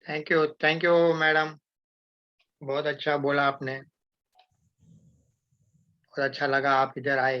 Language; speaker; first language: Hindi; native; Hindi